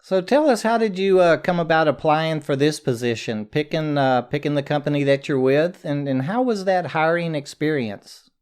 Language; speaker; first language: English; native; English